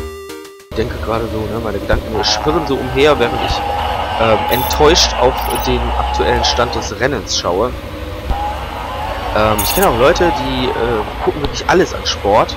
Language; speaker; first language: German; native; German